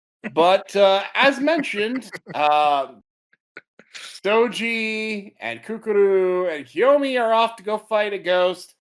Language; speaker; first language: English; native; English